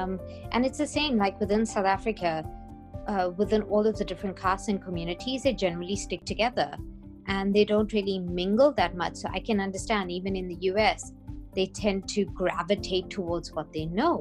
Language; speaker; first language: English; native; English